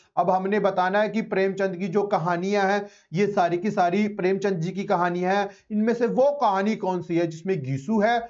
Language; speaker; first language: Hindi; non-native, local second language; Punjabi